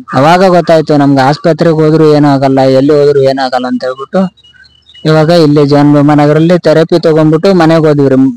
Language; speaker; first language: Kannada; native; Kannada